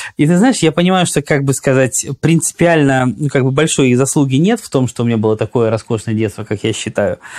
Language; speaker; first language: Russian; native; Russian